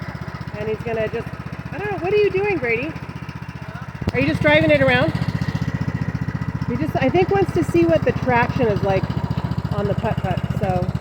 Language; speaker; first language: English; native; English